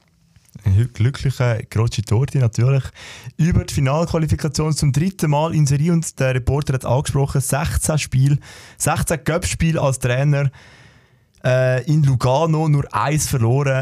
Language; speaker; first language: German; native; German